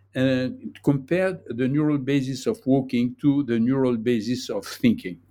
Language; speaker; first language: English; non-native, fluent; French